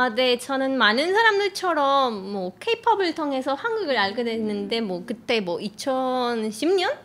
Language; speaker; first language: Korean; non-native, fluent; Spanish